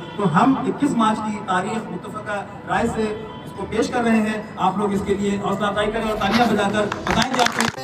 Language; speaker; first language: Urdu; native; Urdu